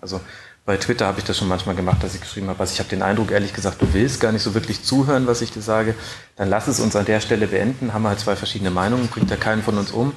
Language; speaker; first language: German; native; German